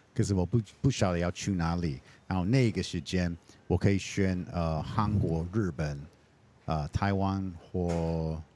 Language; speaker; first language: Chinese; non-native, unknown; English